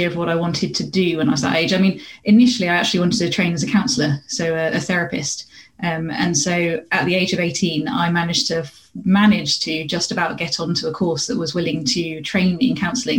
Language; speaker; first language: English; native; English